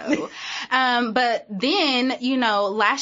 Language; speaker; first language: English; native; English